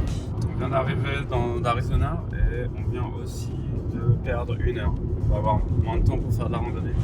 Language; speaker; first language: French; native; French